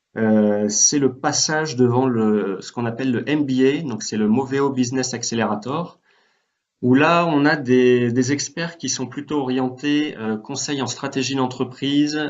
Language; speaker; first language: French; native; French